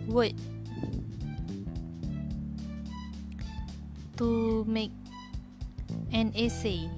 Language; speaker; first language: English; non-native, learner; Malay